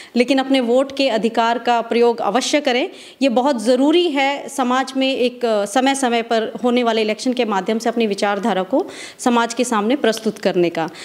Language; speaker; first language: Hindi; native; Hindi